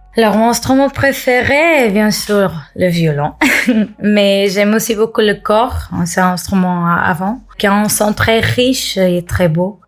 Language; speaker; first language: French; non-native, fluent; Portuguese